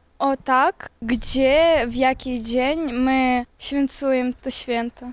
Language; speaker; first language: Polish; non-native, learner; Ukrainian